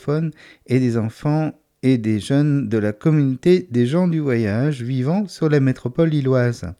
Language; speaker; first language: French; native; French